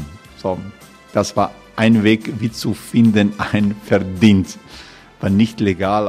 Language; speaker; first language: German; non-native, learner; Croatian